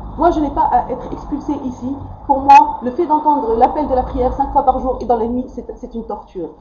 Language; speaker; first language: French; non-native, local second language; Arabic